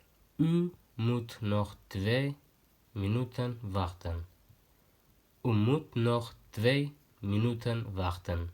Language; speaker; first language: Dutch; non-native, learner; Tigrinya